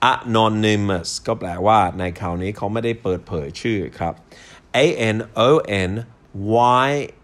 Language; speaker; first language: Thai; non-native, fluent; English